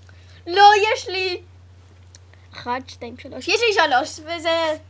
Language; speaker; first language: Hebrew; non-native, learner; English